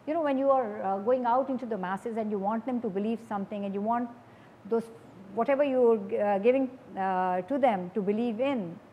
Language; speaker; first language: English; non-native, local second language; Urdu